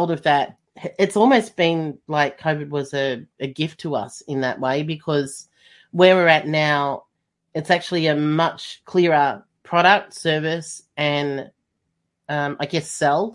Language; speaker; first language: English; native; English